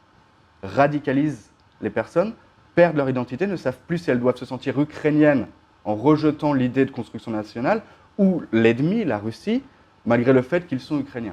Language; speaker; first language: French; native; French